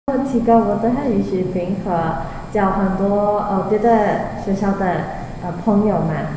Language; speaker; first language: Chinese; non-native, learner; Burmese